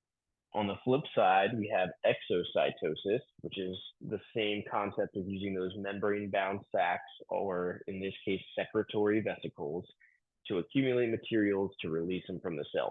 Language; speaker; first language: English; native; English